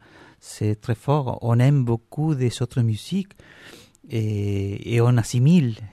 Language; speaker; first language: French; non-native, learner; Spanish